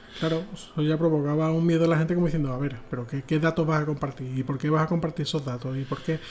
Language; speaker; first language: Spanish; native; Spanish